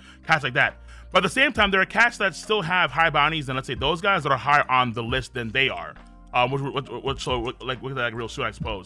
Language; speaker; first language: English; native; English